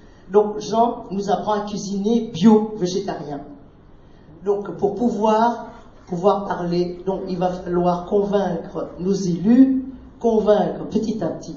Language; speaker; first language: French; non-native, fluent; Vietnamese